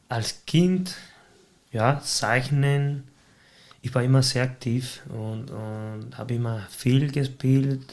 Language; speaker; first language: German; non-native, fluent; Spanish